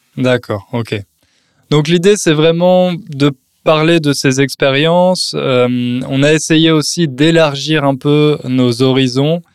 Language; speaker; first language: French; native; French